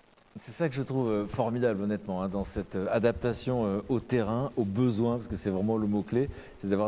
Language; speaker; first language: French; native; French